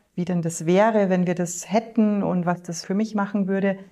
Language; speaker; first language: German; native; German